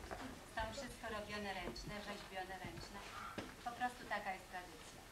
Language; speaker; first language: Polish; non-native, fluent; German